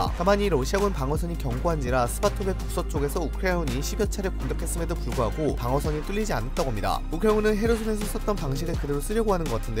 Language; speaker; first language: Korean; native; Korean